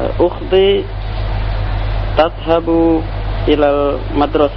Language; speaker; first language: Arabic; non-native, learner; Indonesian